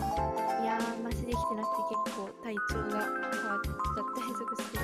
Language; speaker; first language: Japanese; native; Japanese